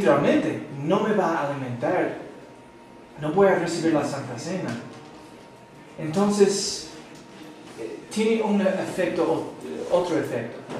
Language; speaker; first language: Spanish; non-native, fluent; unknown